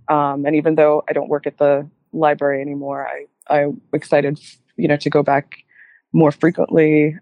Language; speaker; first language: English; native; English